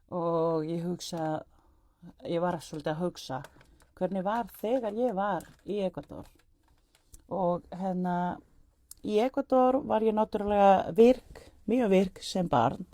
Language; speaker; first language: Icelandic; non-native, fluent; Spanish